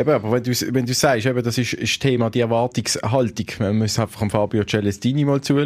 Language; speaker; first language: German; native; German